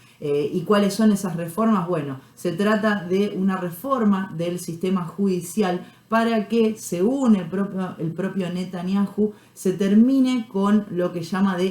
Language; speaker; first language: Spanish; native; Spanish